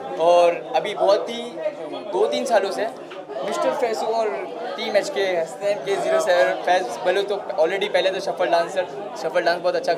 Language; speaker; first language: Hindi; native; Hindi